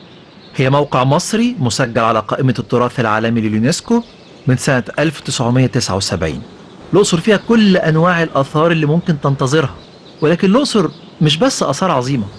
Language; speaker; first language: Arabic; native; Arabic